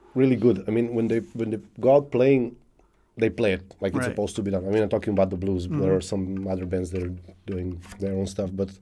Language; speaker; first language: English; non-native, fluent; Serbian